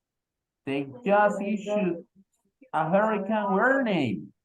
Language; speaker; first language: English; non-native, fluent; Spanish